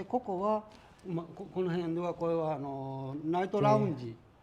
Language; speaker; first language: Japanese; native; Japanese